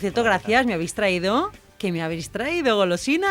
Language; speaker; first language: Spanish; native; Spanish